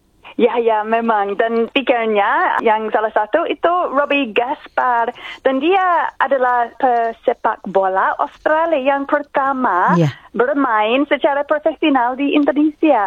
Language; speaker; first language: Indonesian; non-native, fluent; English